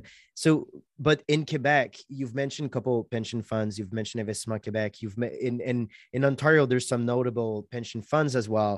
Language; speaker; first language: English; non-native, fluent; French